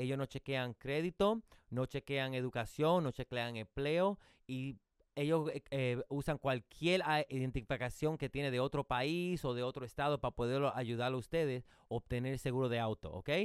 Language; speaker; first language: Spanish; early bilingual, heritage; Spanish